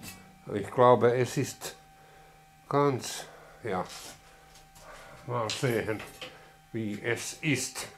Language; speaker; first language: German; non-native, learner; Finnish